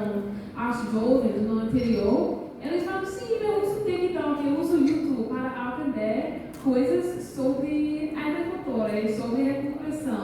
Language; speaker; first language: Portuguese; non-native, learner; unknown